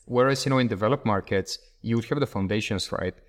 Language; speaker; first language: English; non-native, fluent; Bulgarian